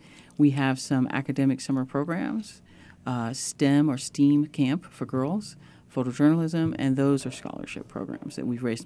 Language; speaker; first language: English; native; English